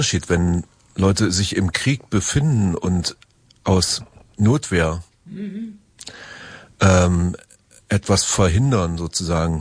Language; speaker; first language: German; native; German